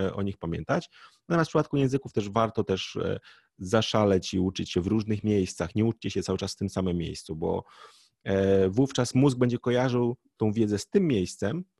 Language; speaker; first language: Polish; native; Polish